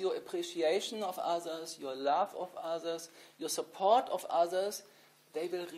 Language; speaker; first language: English; non-native, fluent; German